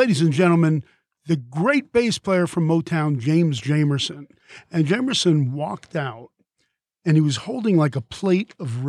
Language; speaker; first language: English; native; English